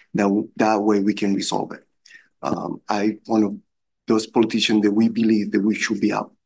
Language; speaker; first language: English; non-native, fluent; Spanish